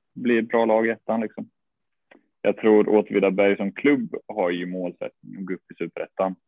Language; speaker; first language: Swedish; native; Swedish